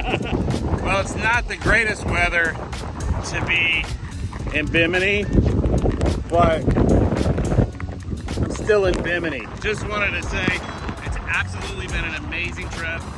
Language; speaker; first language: English; native; English